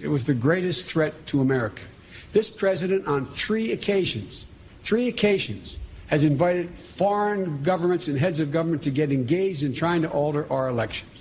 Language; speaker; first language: English; native; English